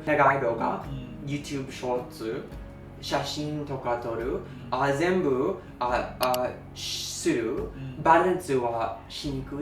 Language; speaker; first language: Japanese; non-native, learner; English